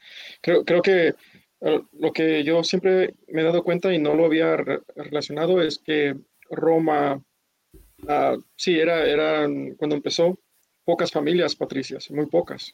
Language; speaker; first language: Spanish; early bilingual, heritage; English